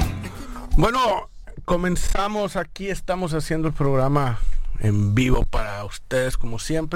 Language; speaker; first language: Spanish; native; Spanish